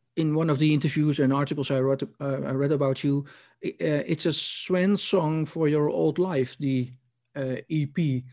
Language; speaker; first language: English; non-native, learner; Dutch